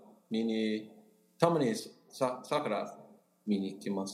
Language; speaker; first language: Japanese; non-native, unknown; English